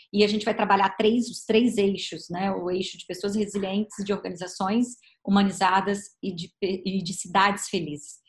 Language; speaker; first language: Portuguese; native; Portuguese